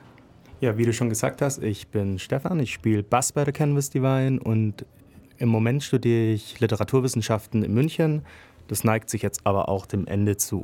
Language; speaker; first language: German; native; German